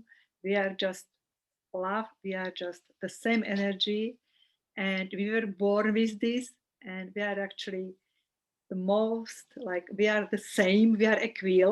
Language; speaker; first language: English; non-native, fluent; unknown